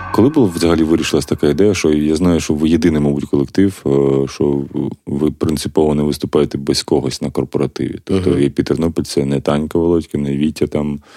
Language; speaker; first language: Ukrainian; native; Ukrainian